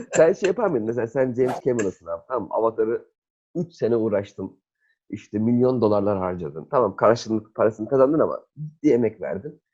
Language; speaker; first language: Turkish; native; Turkish